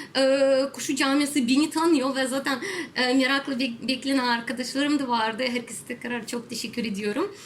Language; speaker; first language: Turkish; non-native, fluent; Russian